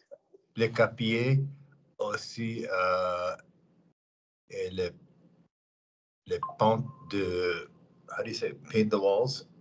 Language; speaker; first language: French; non-native, learner; English